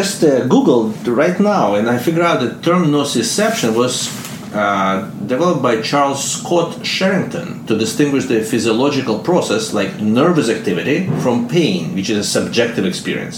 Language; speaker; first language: English; non-native, fluent; Russian